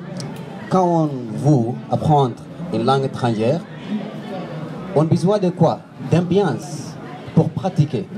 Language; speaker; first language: French; non-native, fluent; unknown